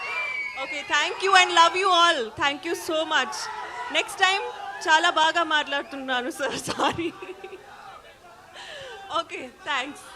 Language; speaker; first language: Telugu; non-native, learner; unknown